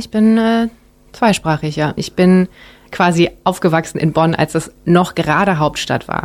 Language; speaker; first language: German; early bilingual, other home language; Japanese